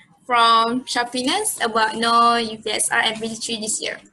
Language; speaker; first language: English; non-native, local second language; Malay